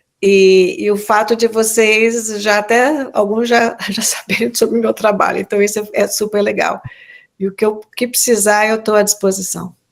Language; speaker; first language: Portuguese; native; Portuguese